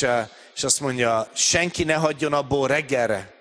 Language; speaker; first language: Hungarian; native; Hungarian